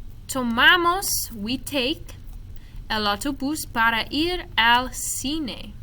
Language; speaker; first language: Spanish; non-native, fluent; English